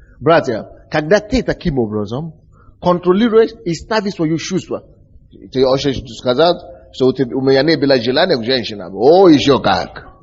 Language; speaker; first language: Russian; non-native, fluent; Yoruba